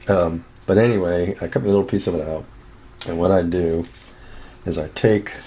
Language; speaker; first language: English; native; English